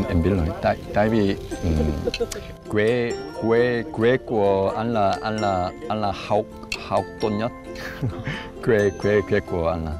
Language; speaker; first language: Vietnamese; non-native, learner; Korean